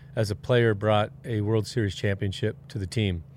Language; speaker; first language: English; native; English